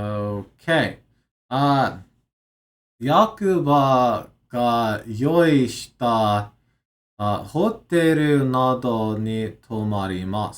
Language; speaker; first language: Japanese; non-native, learner; English